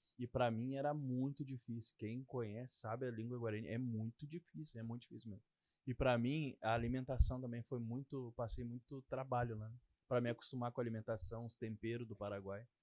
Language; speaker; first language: Portuguese; native; Portuguese